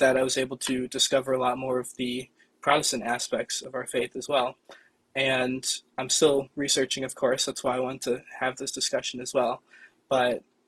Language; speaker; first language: English; native; English